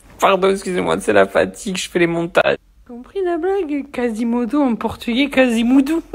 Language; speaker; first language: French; early bilingual, other home language; Portuguese